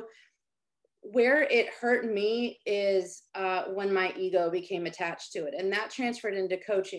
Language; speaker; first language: English; native; English